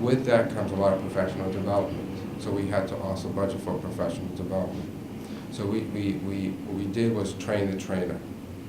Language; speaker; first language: English; native; English